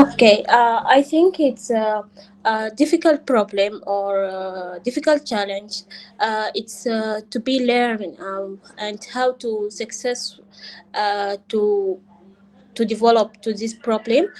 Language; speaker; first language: English; non-native, learner; Arabic